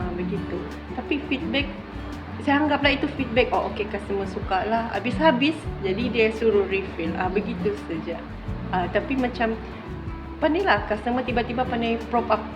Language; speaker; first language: Malay; native; Malay